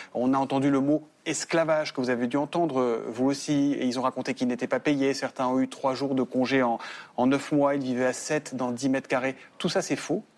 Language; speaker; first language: French; native; French